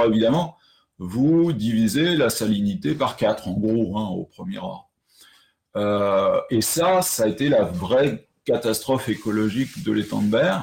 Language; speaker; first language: French; native; French